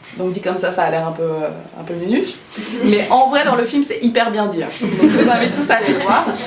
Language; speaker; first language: French; early bilingual, other home language; Korean